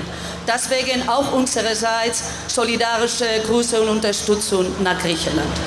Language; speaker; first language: German; non-native, fluent; Spanish